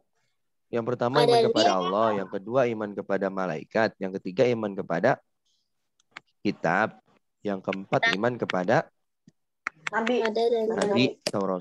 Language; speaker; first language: Indonesian; native; Indonesian